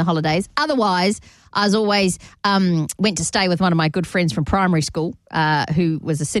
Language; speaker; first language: English; native; English